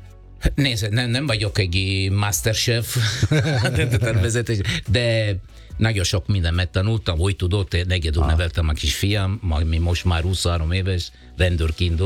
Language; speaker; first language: Hungarian; non-native, fluent; Italian